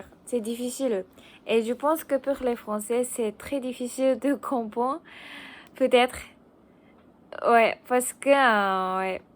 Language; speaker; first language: French; non-native, learner; Japanese